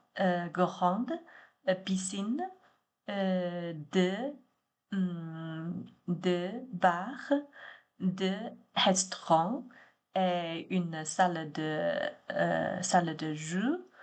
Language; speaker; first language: French; non-native, learner; Chinese